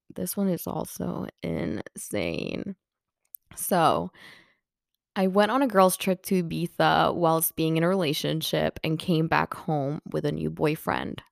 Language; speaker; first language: English; non-native, fluent; Swedish